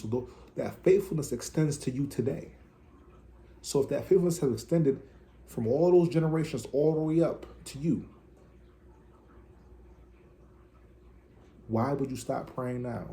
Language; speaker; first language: English; native; English